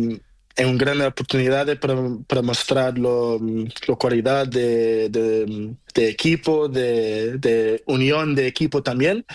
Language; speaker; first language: Spanish; non-native, learner; Portuguese